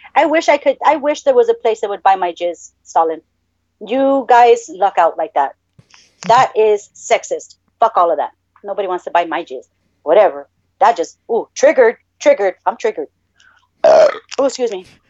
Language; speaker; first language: English; native; English